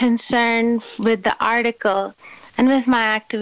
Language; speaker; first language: English; non-native, local second language; Urdu